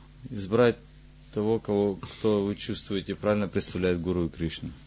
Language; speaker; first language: Russian; native; Russian